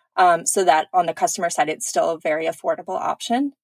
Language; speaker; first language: English; native; English